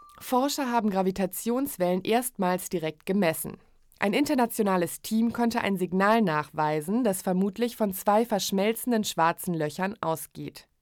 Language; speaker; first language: German; native; German